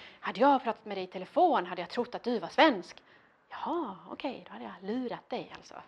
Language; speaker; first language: Swedish; early bilingual, other home language; Arabic